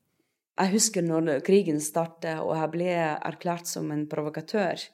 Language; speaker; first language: Norwegian; non-native, fluent; Russian